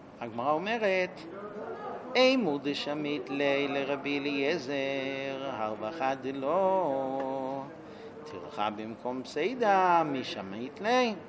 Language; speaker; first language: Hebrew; non-native, fluent; English